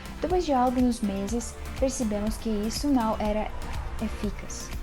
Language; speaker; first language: Portuguese; non-native, learner; Russian